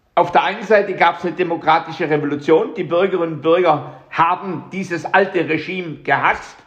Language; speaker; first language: German; native; German